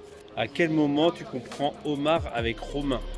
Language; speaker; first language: French; native; French